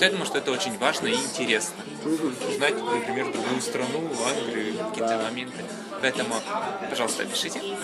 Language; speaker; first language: Russian; native; Russian